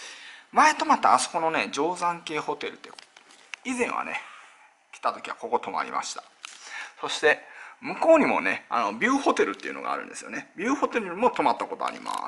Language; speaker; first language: Japanese; native; Japanese